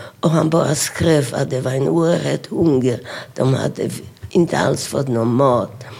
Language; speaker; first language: Swedish; non-native, fluent; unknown